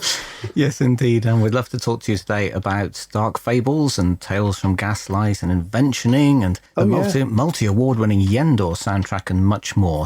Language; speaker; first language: English; native; English